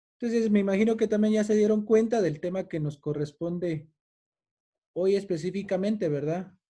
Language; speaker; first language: Spanish; native; Spanish